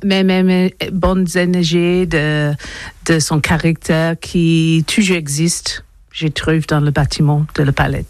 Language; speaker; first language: French; non-native, learner; English